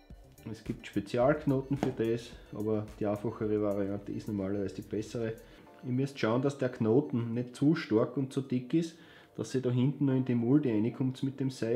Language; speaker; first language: German; native; German